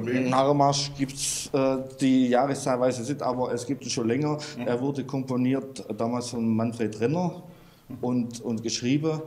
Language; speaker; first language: German; native; German